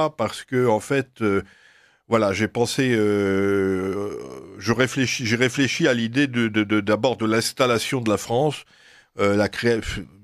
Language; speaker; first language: French; native; French